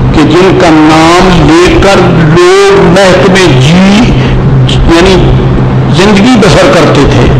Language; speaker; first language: Urdu; non-native, local second language; Punjabi